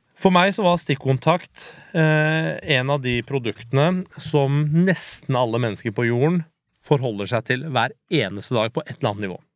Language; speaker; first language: Norwegian; early bilingual, other home language; Persian